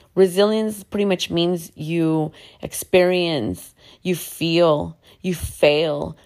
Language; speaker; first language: English; early bilingual, other home language; Spanish